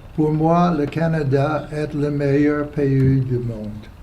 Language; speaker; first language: French; non-native, fluent; English